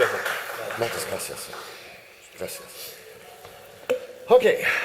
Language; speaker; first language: Catalan; non-native, fluent; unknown